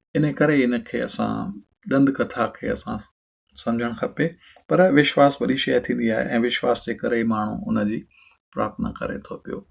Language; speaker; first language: Sindhi; early bilingual, heritage; Sindhi